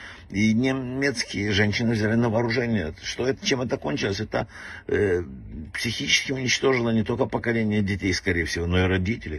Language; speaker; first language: Russian; native; Russian